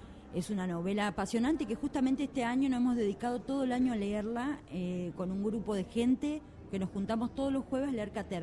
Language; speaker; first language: Spanish; native; Spanish